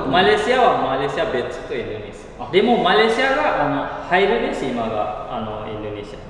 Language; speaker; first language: Japanese; non-native, learner; Indonesian